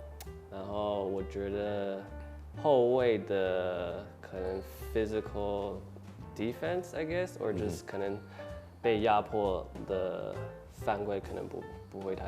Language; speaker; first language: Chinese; early bilingual, heritage; Chinese